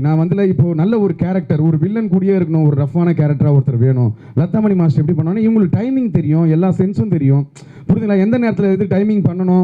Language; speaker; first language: Tamil; native; Tamil